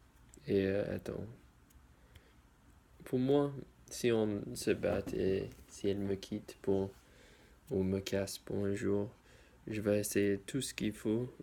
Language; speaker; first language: French; non-native, learner; English